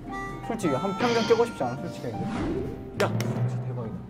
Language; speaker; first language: Korean; native; Korean